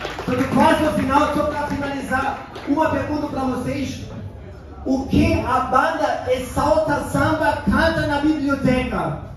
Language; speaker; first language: Portuguese; non-native, fluent; German